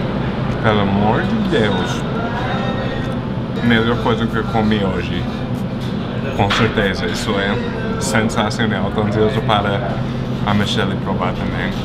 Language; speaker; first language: Portuguese; non-native, fluent; English